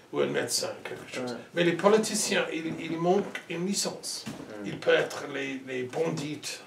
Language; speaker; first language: French; non-native, learner; English